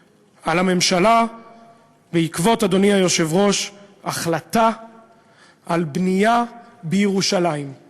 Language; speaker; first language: Hebrew; native; Hebrew